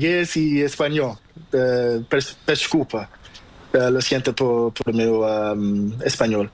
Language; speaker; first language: Spanish; non-native, learner; Portuguese